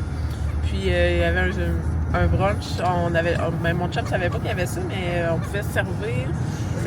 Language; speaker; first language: French; native; French